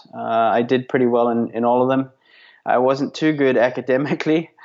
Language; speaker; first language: English; native; English